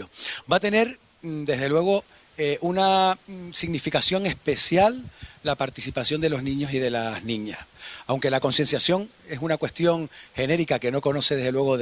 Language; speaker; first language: Spanish; native; Spanish